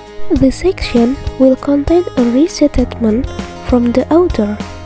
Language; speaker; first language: English; non-native, learner; Indonesian